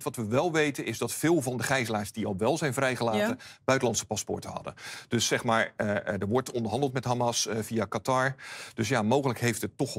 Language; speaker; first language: Dutch; native; Dutch